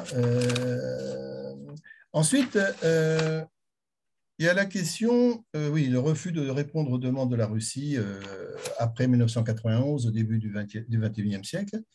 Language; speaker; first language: French; native; French